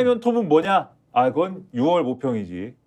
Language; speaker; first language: Korean; native; Korean